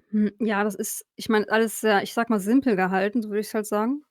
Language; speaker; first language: German; native; German